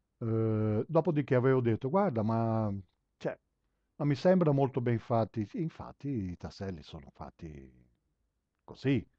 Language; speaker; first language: Italian; early bilingual, heritage; Italian